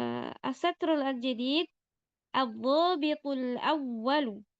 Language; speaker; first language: Arabic; non-native, learner; Indonesian